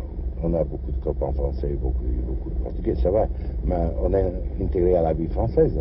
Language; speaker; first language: French; non-native, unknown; Portuguese